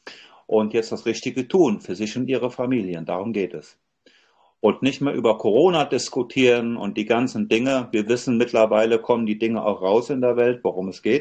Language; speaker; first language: German; native; German